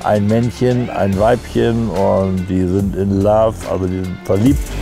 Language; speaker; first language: German; native; German